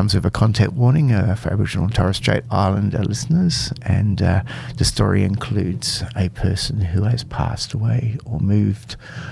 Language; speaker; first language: English; native; English